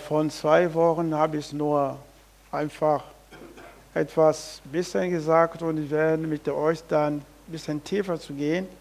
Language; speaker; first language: German; non-native, learner; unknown